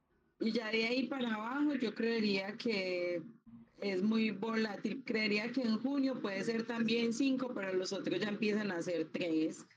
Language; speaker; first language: Spanish; native; Spanish